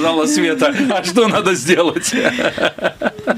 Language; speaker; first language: Russian; native; Russian